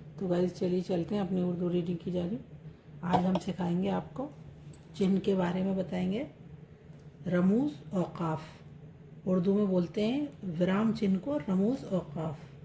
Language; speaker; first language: Hindi; native; Hindi